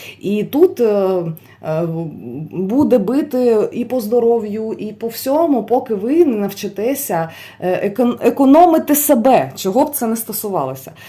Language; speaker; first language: Ukrainian; non-native, local second language; Russian